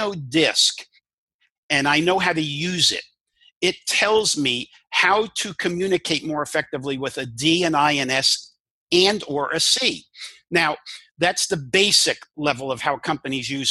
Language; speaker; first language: English; native; English